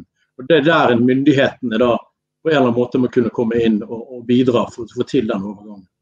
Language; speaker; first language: Norwegian; native; Norwegian